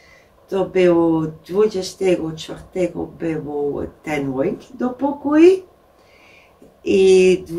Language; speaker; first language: Polish; non-native, learner; Dutch